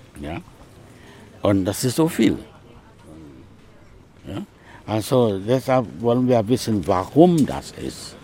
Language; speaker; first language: German; non-native, fluent; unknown